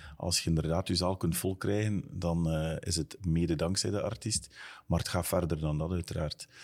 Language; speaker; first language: Dutch; native; Dutch